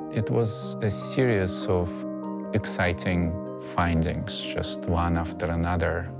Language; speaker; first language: English; non-native, fluent; Russian